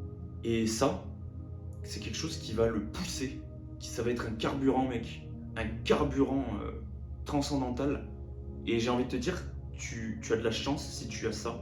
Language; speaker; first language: French; native; French